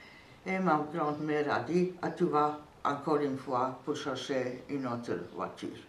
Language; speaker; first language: French; non-native, fluent; Serbian